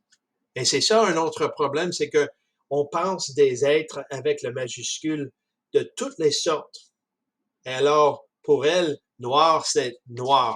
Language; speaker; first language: French; non-native, fluent; English